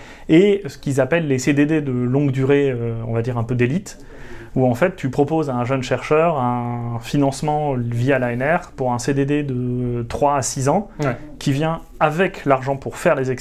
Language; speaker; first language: French; native; French